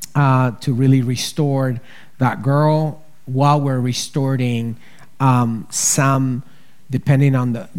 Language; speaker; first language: English; early bilingual, other home language; Spanish